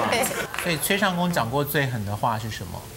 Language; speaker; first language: Chinese; native; Chinese